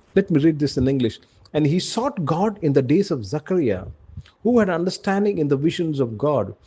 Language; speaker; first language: English; non-native, local second language; Telugu